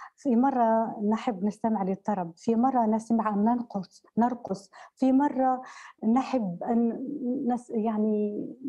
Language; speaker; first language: Arabic; native; Arabic